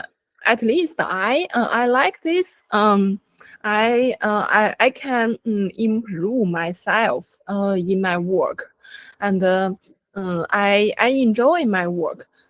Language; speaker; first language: English; non-native, learner; Chinese